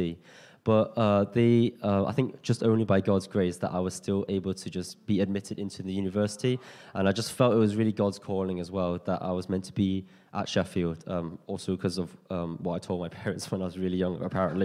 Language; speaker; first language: English; native; English